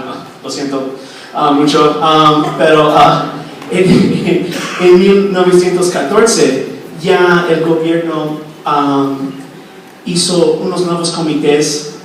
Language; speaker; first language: Spanish; non-native, fluent; English